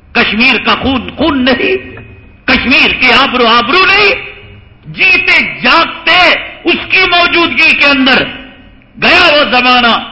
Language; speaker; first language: Urdu; native; Urdu